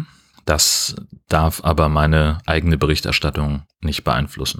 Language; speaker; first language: German; native; German